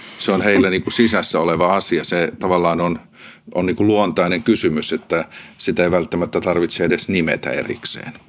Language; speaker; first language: Finnish; native; Finnish